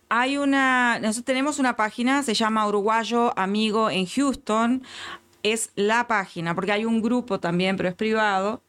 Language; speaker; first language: Spanish; native; Spanish